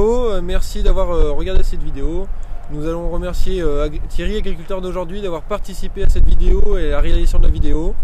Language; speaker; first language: French; native; French